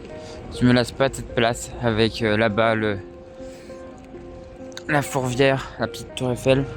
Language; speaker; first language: French; native; French